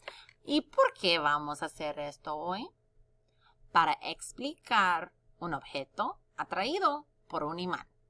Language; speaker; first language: Spanish; non-native, fluent; English